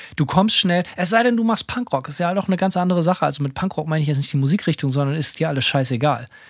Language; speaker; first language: German; native; German